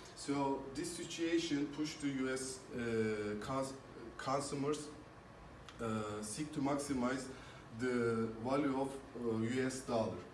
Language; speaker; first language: English; non-native, learner; Turkish